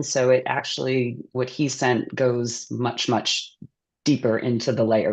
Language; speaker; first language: English; native; English